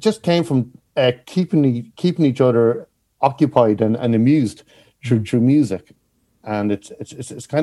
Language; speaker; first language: English; native; English